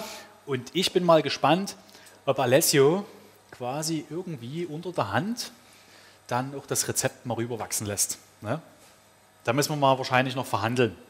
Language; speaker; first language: German; native; German